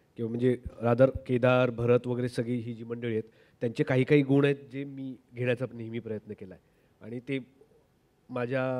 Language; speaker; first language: Marathi; native; Marathi